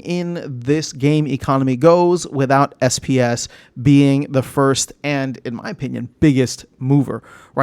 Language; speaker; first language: English; native; English